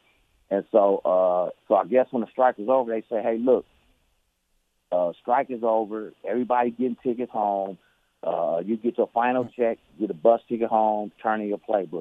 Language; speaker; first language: English; native; English